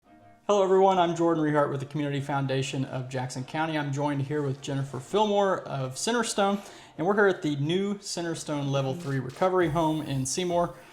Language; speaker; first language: English; native; English